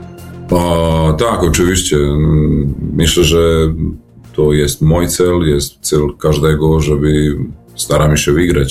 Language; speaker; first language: Polish; non-native, learner; Serbian